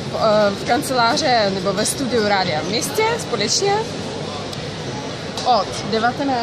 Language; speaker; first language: Czech; non-native, learner; Russian